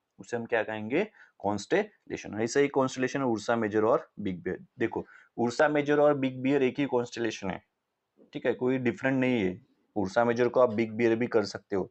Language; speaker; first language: Hindi; non-native, local second language; Marathi